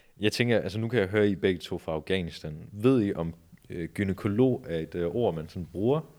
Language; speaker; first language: Danish; early bilingual, other home language; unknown